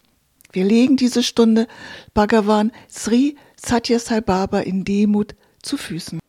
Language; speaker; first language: German; native; German